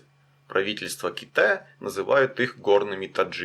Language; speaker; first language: Russian; native; Russian